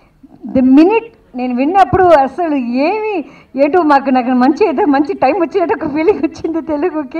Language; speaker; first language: Telugu; non-native, fluent; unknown